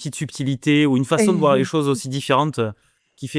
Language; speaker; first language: French; native; French